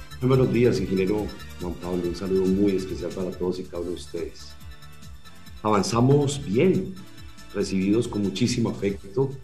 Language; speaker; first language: Spanish; native; Spanish